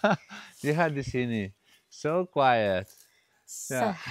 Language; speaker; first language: Indonesian; non-native, learner; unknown